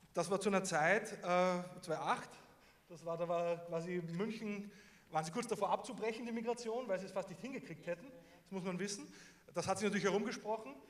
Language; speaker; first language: German; native; German